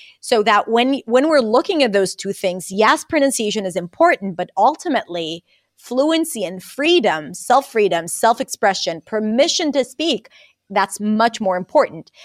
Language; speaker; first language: English; non-native, fluent; Hebrew